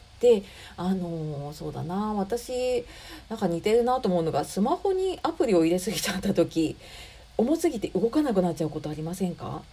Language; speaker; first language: Japanese; native; Japanese